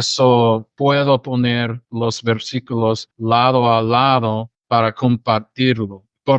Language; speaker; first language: Spanish; non-native, fluent; English